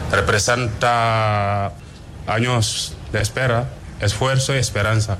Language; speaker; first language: Spanish; non-native, fluent; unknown